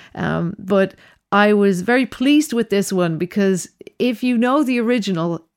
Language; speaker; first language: English; native; English